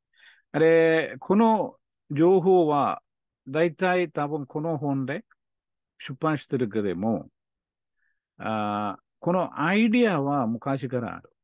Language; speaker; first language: Japanese; non-native, learner; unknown